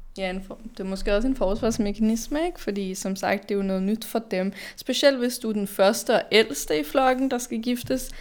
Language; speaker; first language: Danish; early bilingual, other home language; Arabic